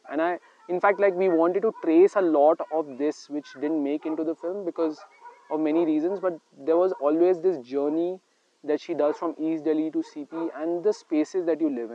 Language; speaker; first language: English; non-native, local second language; Hindi